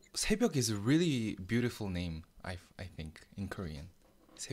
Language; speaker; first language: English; non-native, fluent; Korean